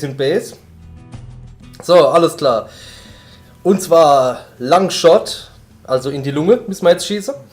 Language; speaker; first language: German; native; German